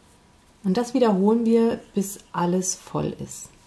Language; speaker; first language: German; native; German